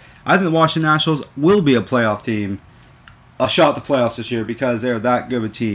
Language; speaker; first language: English; native; English